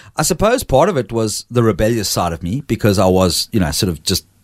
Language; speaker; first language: English; native; English